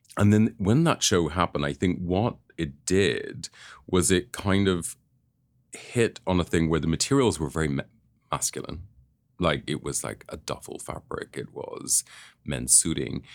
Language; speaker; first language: English; native; English